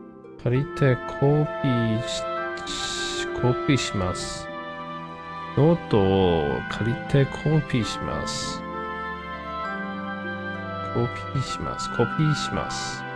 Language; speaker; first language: Japanese; non-native, learner; English